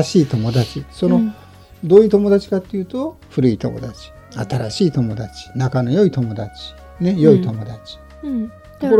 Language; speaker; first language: Japanese; native; Japanese